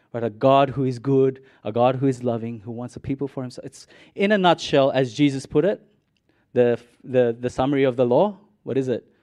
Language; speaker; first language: English; non-native, local second language; Cebuano